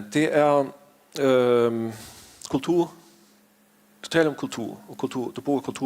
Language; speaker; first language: Danish; non-native, fluent; Faroese